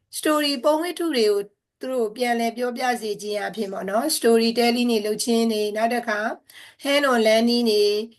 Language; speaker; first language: Burmese; native; Burmese